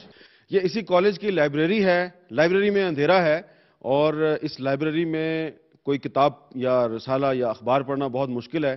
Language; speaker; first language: Urdu; native; Urdu